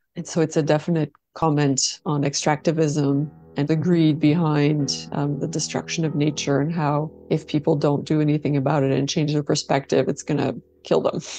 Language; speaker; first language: English; native; English